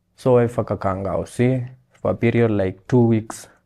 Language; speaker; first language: English; non-native, local second language; Swahili